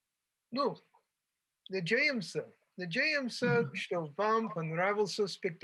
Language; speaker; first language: Russian; non-native, fluent; English